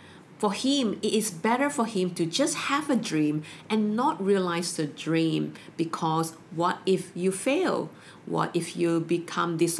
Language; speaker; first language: English; non-native, local second language; Chinese